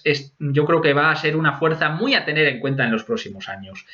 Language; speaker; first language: Spanish; native; Spanish